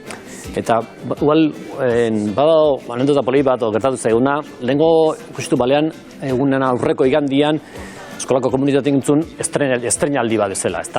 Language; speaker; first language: Basque; native; Basque